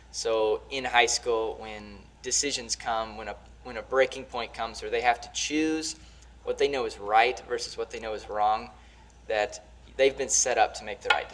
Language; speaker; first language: English; native; English